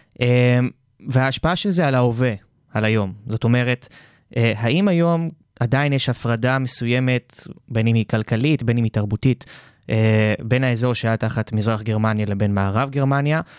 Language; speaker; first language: Hebrew; native; Hebrew